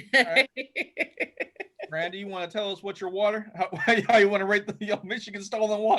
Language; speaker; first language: English; native; English